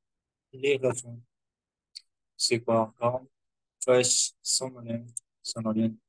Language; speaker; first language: French; non-native, learner; Spanish